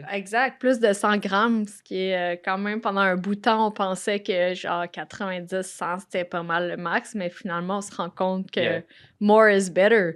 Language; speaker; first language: French; native; French